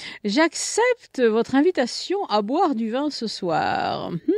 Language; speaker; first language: French; native; French